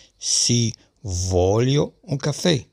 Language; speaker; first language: Italian; non-native, learner; Arabic